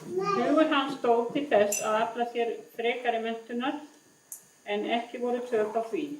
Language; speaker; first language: Icelandic; native; Icelandic